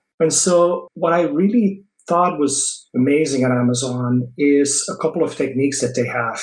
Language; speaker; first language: English; non-native, fluent; Dutch